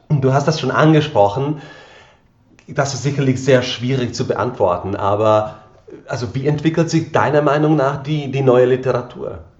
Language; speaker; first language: German; non-native, fluent; Slovak